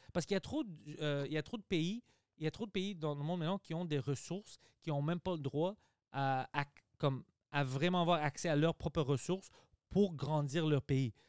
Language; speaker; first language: French; early bilingual, other home language; Greek